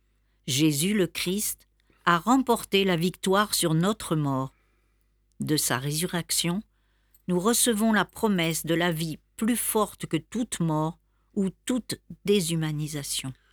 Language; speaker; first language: French; native; French